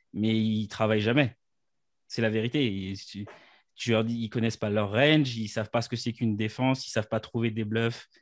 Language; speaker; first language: French; native; French